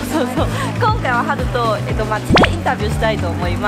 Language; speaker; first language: Japanese; non-native, fluent; Chinese